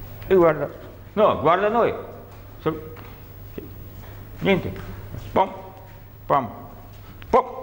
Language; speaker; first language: Italian; non-native, learner; Russian